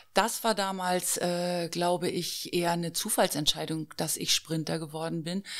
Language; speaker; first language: German; native; German